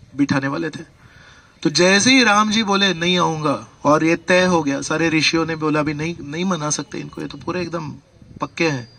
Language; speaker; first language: Hindi; non-native, local second language; Marathi